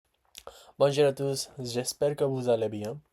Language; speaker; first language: French; non-native, learner; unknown